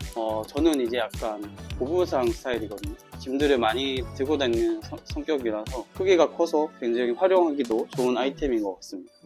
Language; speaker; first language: Korean; native; Korean